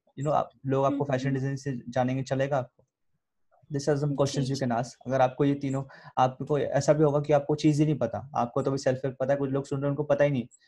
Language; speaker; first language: Hindi; native; Hindi